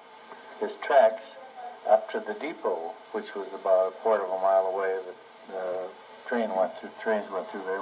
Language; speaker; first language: English; native; English